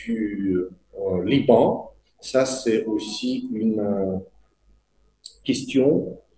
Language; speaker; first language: French; non-native, fluent; Russian